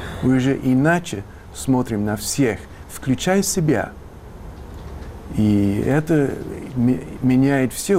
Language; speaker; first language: Russian; non-native, fluent; English